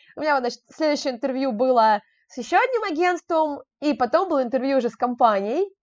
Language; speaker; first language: Russian; native; Russian